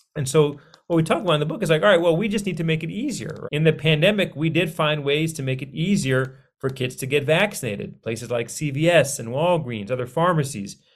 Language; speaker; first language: English; early bilingual, other home language; Hindi